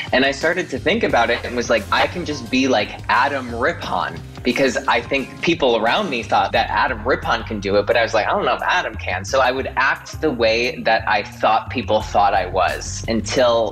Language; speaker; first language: English; native; English